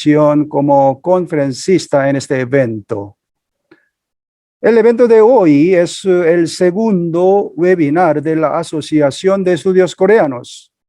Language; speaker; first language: Spanish; non-native, fluent; Korean